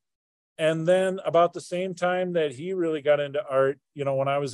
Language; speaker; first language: English; native; English